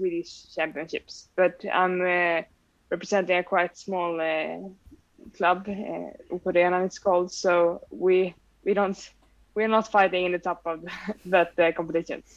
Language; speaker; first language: English; non-native, fluent; Swedish